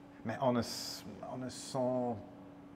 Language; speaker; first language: French; non-native, learner; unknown